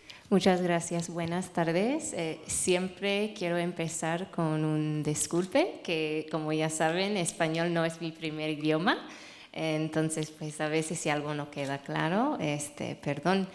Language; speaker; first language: Spanish; non-native, fluent; English